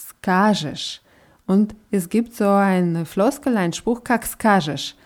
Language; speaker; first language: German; non-native, fluent; Russian